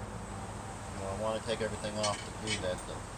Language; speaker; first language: English; native; English